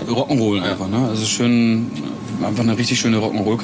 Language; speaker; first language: German; native; German